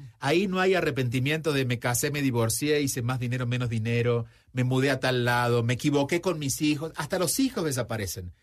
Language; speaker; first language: Spanish; native; Spanish